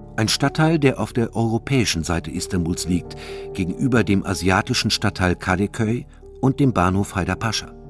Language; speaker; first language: German; native; German